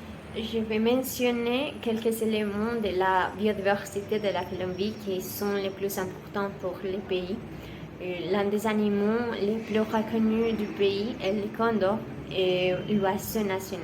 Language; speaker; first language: French; non-native, learner; Spanish